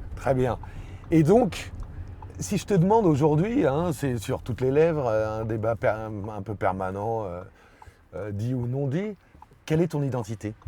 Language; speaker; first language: French; native; French